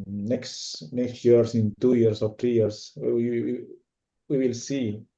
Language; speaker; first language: English; non-native, fluent; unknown